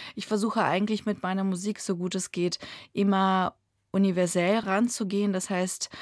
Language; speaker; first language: German; early bilingual, other home language; Russian